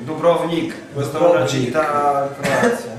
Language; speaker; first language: Italian; non-native, learner; Polish